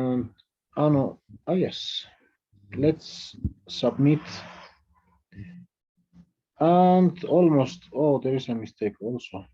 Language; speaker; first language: English; non-native, fluent; Spanish